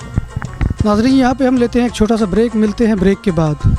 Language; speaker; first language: Urdu; native; Urdu